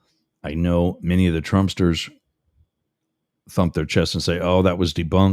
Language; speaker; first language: English; native; English